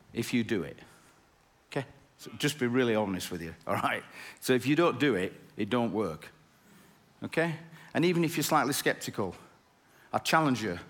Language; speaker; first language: English; native; English